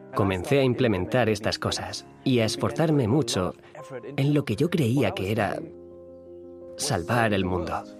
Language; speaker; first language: Spanish; non-native, fluent; German